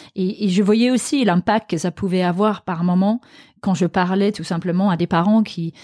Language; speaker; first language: French; non-native, fluent; Danish